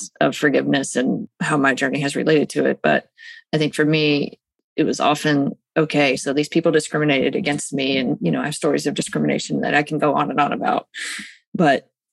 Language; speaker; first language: English; native; English